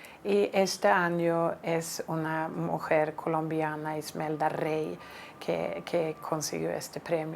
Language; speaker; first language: Spanish; non-native, fluent; Swedish